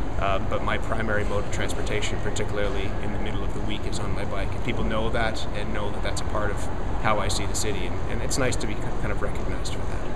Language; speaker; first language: English; native; English